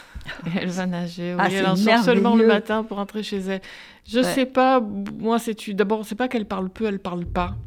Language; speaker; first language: French; native; French